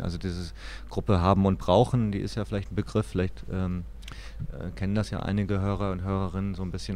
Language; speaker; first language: German; native; German